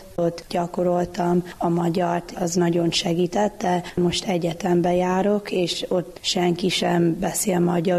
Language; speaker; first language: Hungarian; early bilingual, heritage; Hungarian